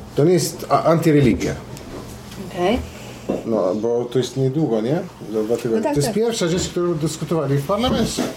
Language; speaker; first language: Polish; non-native, fluent; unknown